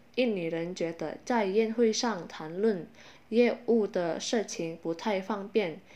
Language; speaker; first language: Chinese; non-native, fluent; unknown